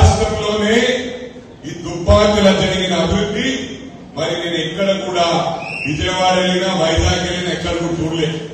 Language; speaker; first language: Telugu; native; Telugu